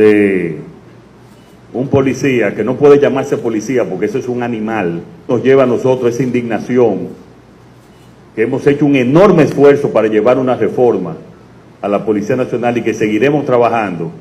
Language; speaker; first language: Spanish; native; Spanish